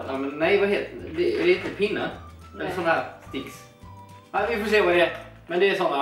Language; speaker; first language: Swedish; native; Swedish